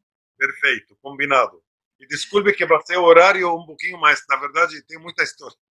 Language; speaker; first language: Portuguese; non-native, fluent; Arabic